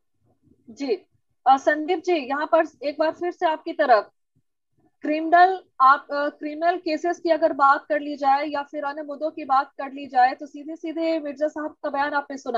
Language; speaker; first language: Hindi; native; Hindi